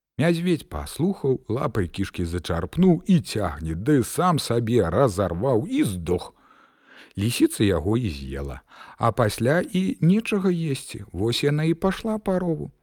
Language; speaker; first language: Belarusian; native; Belarusian